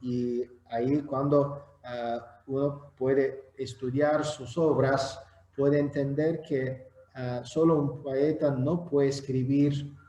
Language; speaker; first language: Spanish; non-native, fluent; Azerbaijani